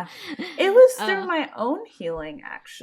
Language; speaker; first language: English; native; English